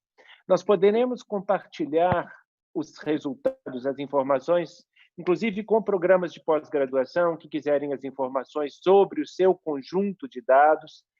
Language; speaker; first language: Portuguese; native; Portuguese